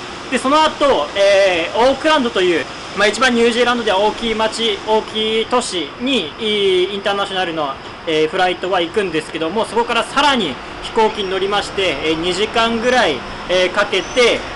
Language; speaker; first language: Japanese; native; Japanese